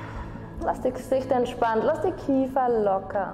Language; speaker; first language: German; non-native, fluent; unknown